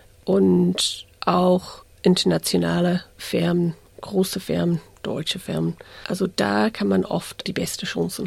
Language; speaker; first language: German; non-native, fluent; English